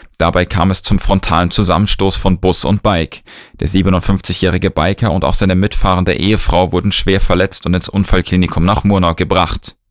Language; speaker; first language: German; native; German